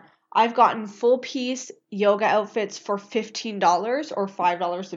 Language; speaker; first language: English; native; English